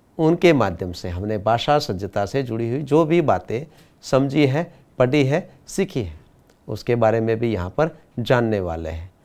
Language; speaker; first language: Hindi; non-native, local second language; Gujarati